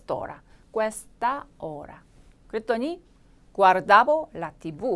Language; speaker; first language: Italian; non-native, fluent; Korean